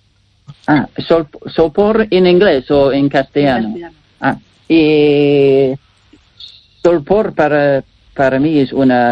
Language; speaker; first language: Spanish; non-native, learner; English